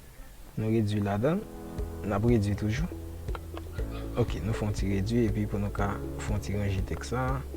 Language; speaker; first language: French; non-native, local second language; Haitian Creole